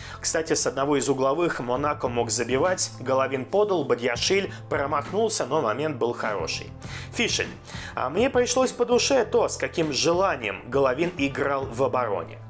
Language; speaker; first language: Russian; native; Russian